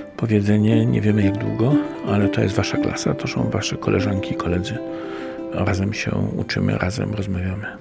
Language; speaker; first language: Polish; native; Polish